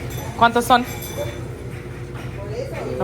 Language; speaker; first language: Spanish; non-native, learner; English